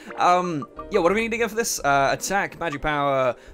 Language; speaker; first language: English; native; English